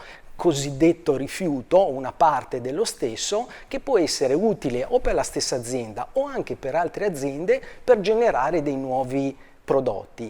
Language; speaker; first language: Italian; native; Italian